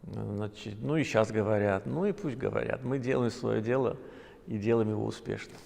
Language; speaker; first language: Russian; non-native, local second language; Azerbaijani